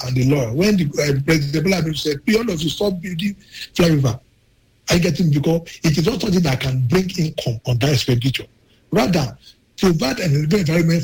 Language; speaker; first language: English; non-native, local second language; Yoruba